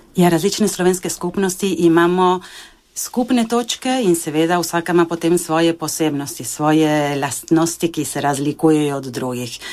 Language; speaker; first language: Slovenian; early bilingual, heritage; Slovenian